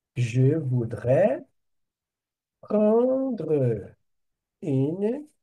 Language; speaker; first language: French; non-native, fluent; Portuguese